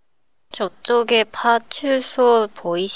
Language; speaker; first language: Korean; non-native, learner; Japanese